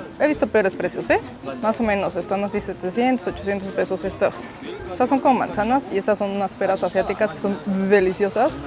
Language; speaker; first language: Spanish; native; Spanish